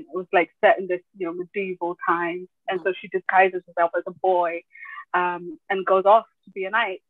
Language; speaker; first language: English; early bilingual, other home language; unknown